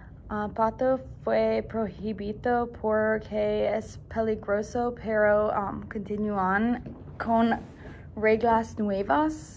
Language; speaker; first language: Spanish; non-native, learner; English